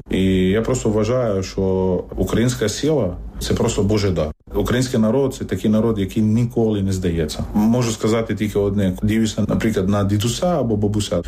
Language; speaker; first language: Ukrainian; non-native, fluent; Arabic